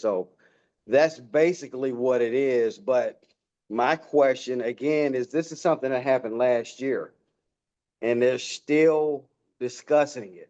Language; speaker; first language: English; native; English